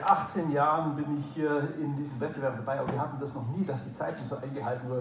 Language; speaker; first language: German; native; German